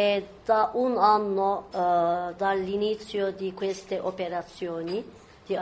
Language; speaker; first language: Italian; non-native, fluent; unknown